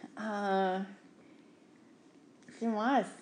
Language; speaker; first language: Spanish; non-native, fluent; English